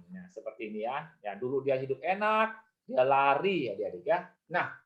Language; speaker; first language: Indonesian; native; Indonesian